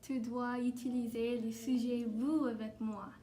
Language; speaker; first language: French; non-native, learner; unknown